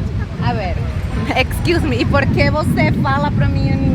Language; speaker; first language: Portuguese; non-native, learner; Spanish